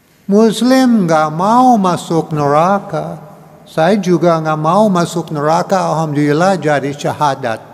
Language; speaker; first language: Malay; non-native, learner; English